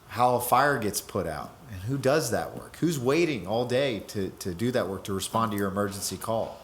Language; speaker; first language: English; native; English